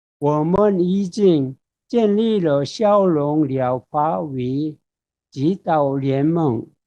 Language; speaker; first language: Chinese; non-native, fluent; Korean